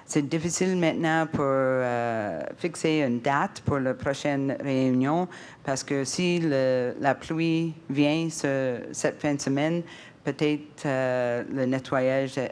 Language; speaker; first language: French; non-native, learner; English